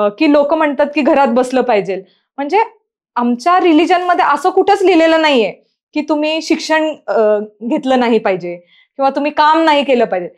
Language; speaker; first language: Marathi; non-native, local second language; Urdu